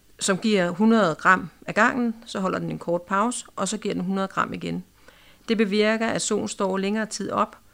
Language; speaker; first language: Danish; native; Danish